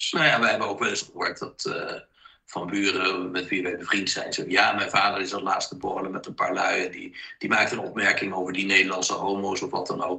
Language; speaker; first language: Dutch; native; Dutch